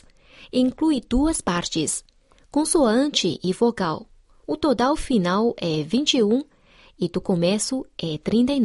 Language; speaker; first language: Portuguese; non-native, fluent; Chinese